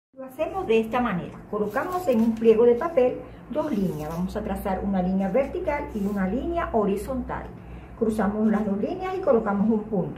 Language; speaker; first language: Spanish; native; Spanish